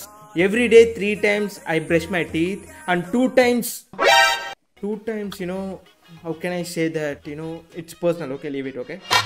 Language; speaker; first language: English; non-native, learner; Tamil